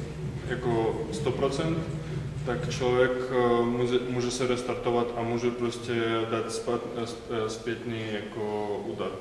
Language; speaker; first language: Russian; non-native, learner; Czech